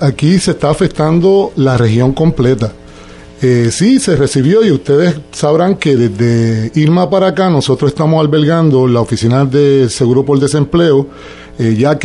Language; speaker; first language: Spanish; native; Spanish